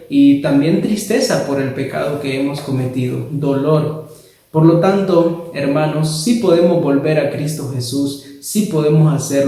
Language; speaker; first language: Spanish; native; Spanish